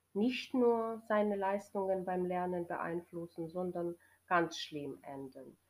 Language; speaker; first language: German; non-native, fluent; Ukrainian